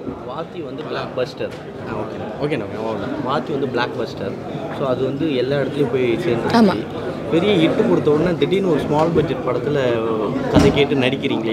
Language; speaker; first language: Tamil; native; Tamil